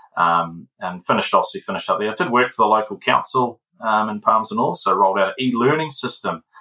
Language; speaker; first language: English; native; English